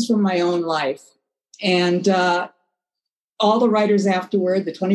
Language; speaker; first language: English; native; English